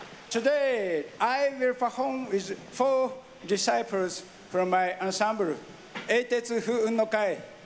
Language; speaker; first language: English; non-native, learner; Japanese